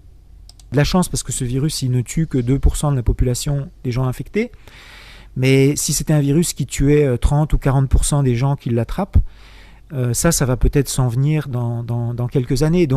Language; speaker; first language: French; native; French